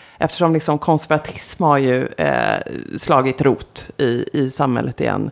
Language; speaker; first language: Swedish; native; Swedish